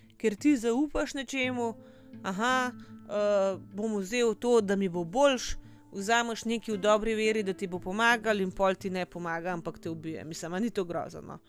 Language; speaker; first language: Slovenian; native; Slovenian